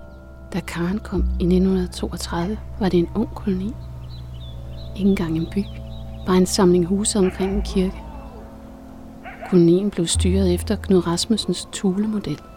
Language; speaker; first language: Danish; native; Danish